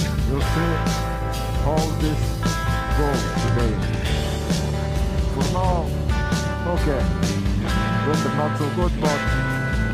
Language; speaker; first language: English; non-native, fluent; Croatian